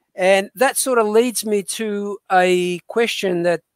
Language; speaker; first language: English; native; English